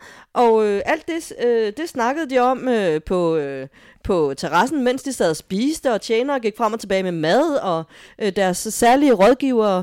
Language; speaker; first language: Danish; native; Danish